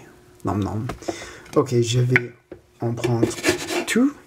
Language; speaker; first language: French; non-native, learner; English